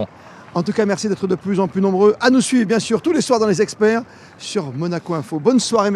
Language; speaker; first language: French; native; French